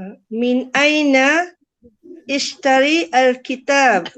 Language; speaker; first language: Arabic; non-native, learner; Malay